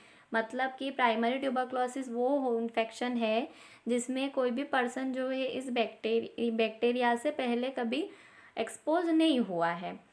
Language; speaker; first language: Hindi; native; Hindi